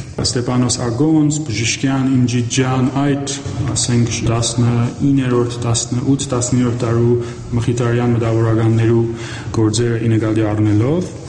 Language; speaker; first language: Armenian; early bilingual, heritage; Armenian